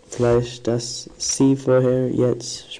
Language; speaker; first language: German; non-native, learner; English